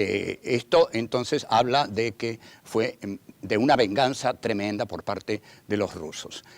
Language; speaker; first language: Spanish; native; Spanish